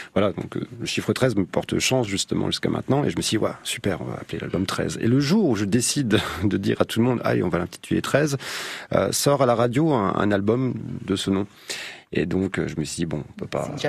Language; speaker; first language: French; native; French